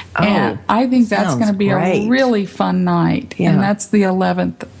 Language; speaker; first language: English; native; English